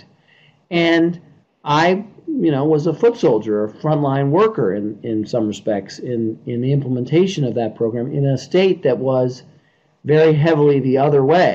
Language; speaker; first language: English; native; English